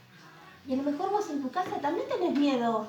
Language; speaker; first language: Spanish; native; Spanish